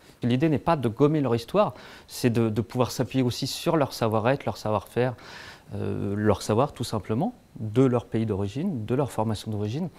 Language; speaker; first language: French; native; French